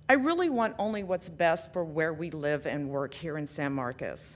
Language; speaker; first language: English; native; English